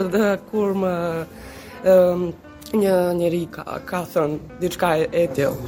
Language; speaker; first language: Albanian; non-native, learner; Serbian